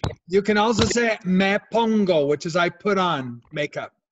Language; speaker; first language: English; native; English